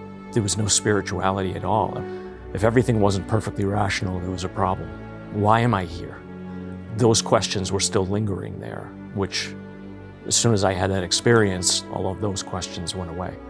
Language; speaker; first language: English; native; English